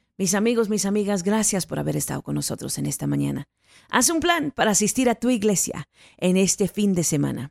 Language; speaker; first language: Spanish; early bilingual, heritage; Spanish